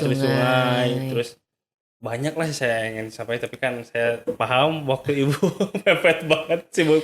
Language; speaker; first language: Indonesian; native; Indonesian